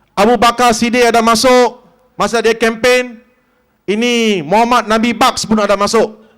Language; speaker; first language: Malay; non-native, local second language; Tamil